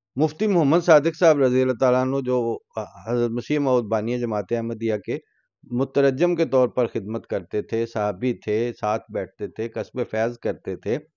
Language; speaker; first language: Urdu; non-native, local second language; Punjabi